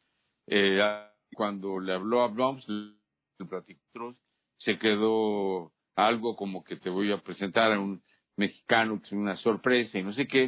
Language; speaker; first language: Spanish; native; Spanish